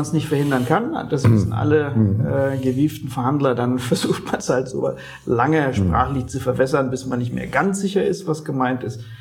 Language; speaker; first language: German; native; German